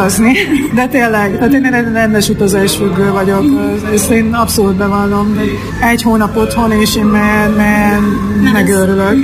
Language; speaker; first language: Hungarian; native; Hungarian